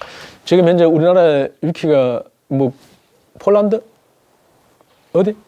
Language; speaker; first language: Korean; native; Korean